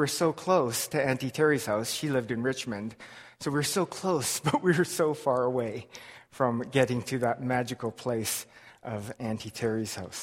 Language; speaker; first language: English; native; English